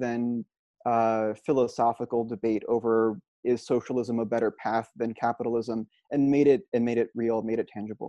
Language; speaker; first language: English; native; English